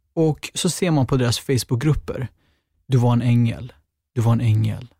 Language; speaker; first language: Swedish; native; Swedish